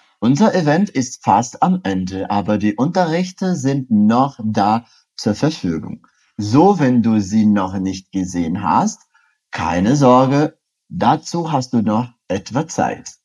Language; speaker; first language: German; non-native, fluent; Portuguese